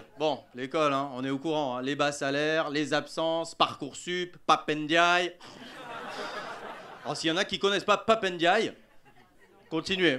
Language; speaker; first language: French; native; French